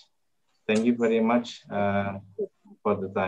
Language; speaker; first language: English; non-native, local second language; Indonesian